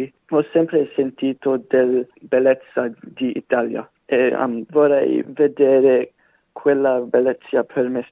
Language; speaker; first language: Italian; non-native, fluent; English